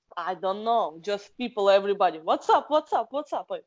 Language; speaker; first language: English; non-native, learner; Kazakh